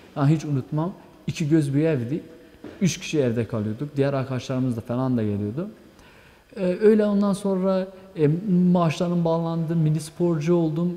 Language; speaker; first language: Turkish; non-native, local second language; Kurdish